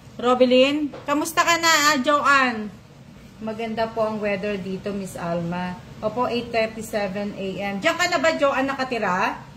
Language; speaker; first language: Filipino; non-native, local second language; Cebuano